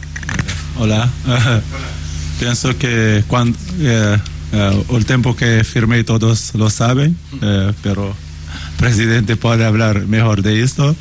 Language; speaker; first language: Spanish; non-native, learner; Portuguese